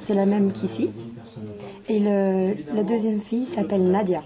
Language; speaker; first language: French; non-native, learner; English